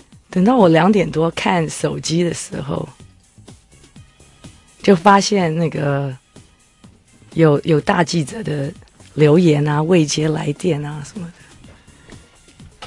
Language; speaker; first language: Chinese; native; Chinese